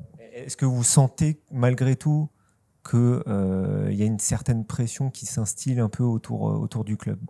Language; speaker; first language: French; native; French